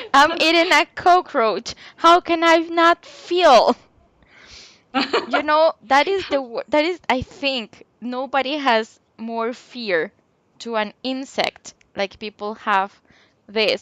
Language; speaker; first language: English; non-native, local second language; Spanish